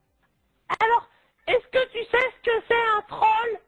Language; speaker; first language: French; native; French